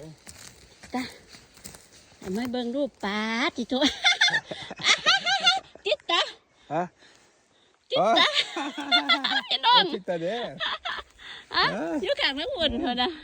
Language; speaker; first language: Swedish; non-native, learner; Thai